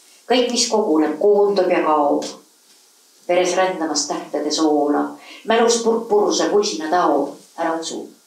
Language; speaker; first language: Estonian; native; Estonian